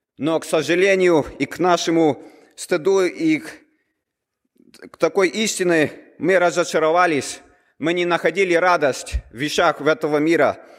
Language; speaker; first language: Russian; early bilingual, heritage; Russian